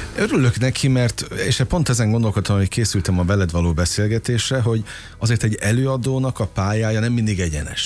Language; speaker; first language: Hungarian; native; Hungarian